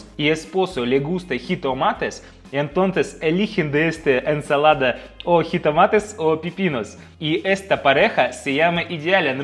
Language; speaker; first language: Spanish; non-native, fluent; Russian